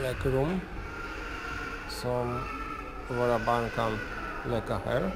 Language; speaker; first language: Swedish; non-native, learner; Polish